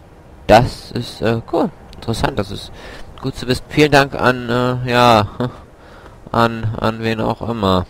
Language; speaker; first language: German; native; German